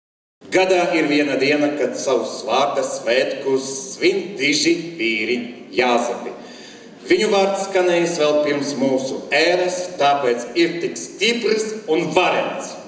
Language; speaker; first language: Latvian; native; Latvian